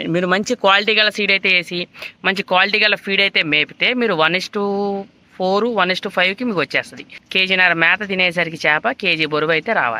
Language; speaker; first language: Telugu; native; Telugu